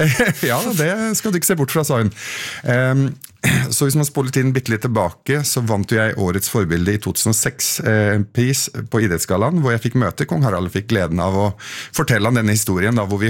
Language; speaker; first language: Norwegian; early bilingual, other home language; Arabic